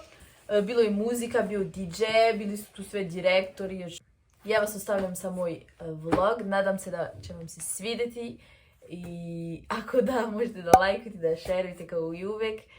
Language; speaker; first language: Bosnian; early bilingual, heritage; Serbian